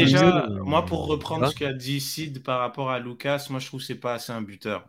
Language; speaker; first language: French; native; French